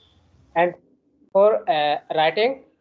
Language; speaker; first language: English; non-native, learner; Hindi